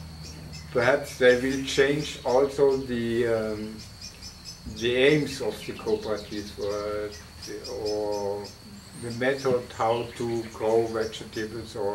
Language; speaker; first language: English; non-native, fluent; German